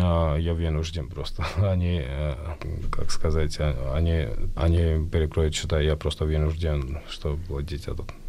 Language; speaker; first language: Russian; non-native, fluent; Georgian